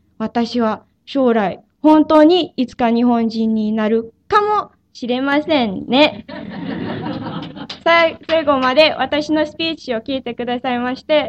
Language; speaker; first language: Japanese; non-native, fluent; English